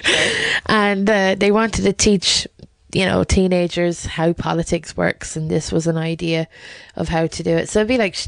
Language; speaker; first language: English; native; English